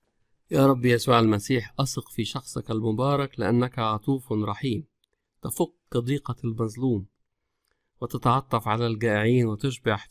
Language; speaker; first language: Arabic; native; Arabic